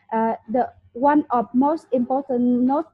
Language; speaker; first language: English; non-native, learner; Vietnamese